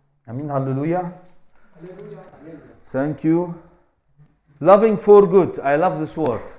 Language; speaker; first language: English; non-native, fluent; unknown